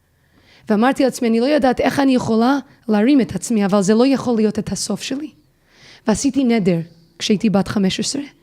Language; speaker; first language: Hebrew; non-native, fluent; English